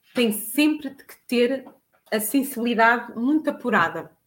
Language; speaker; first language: Portuguese; native; Portuguese